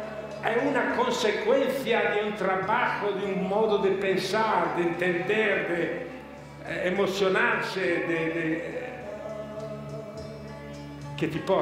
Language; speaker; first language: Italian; non-native, fluent; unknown